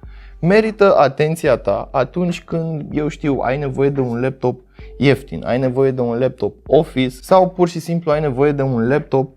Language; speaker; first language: Romanian; native; Romanian